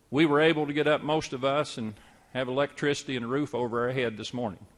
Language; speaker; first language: English; native; English